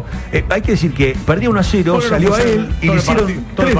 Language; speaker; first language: Spanish; native; Spanish